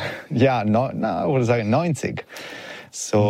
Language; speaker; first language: German; non-native, fluent; Italian